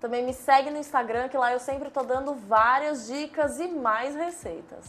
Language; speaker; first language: Portuguese; native; Portuguese